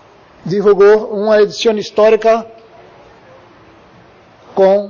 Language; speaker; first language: Spanish; non-native, learner; Portuguese